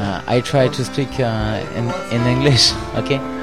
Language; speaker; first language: English; non-native, learner; French